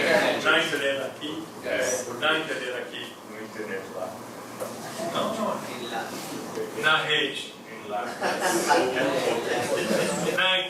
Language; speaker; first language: Portuguese; non-native, fluent; English